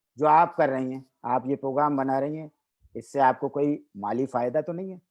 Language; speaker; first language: Urdu; native; Urdu